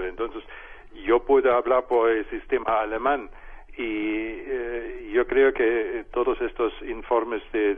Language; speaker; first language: Spanish; non-native, fluent; German